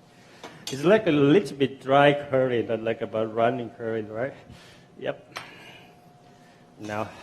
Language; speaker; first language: English; non-native, fluent; Thai